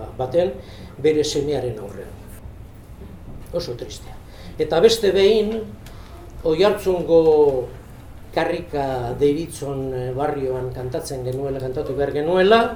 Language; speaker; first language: Basque; non-native, local second language; Spanish